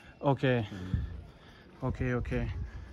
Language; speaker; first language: English; non-native, local second language; Hindi